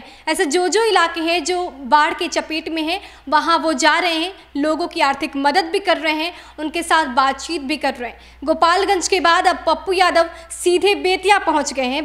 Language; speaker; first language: Hindi; native; Hindi